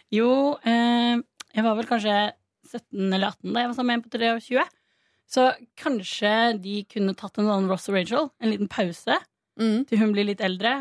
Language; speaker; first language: Norwegian; native; Norwegian